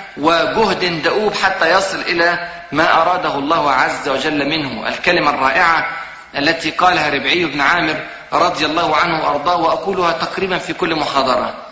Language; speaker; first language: Arabic; native; Arabic